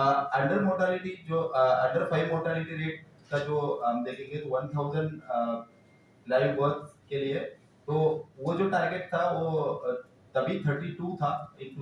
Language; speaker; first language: Hindi; non-native, local second language; Marathi